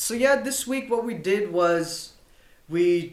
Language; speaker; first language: English; non-native, local second language; Urdu